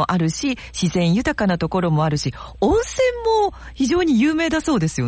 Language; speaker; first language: Japanese; native; Japanese